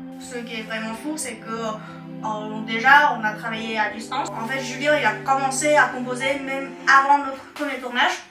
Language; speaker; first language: French; non-native, fluent; Vietnamese